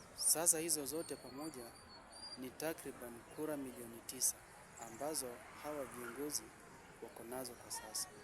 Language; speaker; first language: Swahili; non-native, local second language; Gusii